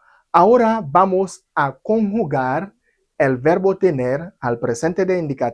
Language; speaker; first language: Spanish; non-native, fluent; Haitian Creole